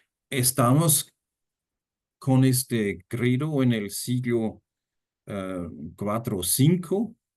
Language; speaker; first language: Spanish; non-native, fluent; German